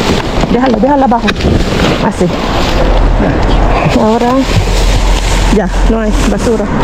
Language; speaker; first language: Spanish; non-native, learner; Filipino